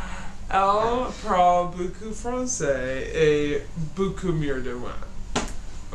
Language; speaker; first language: French; non-native, learner; English